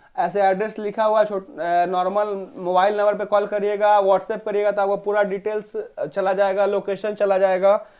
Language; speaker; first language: Hindi; native; Hindi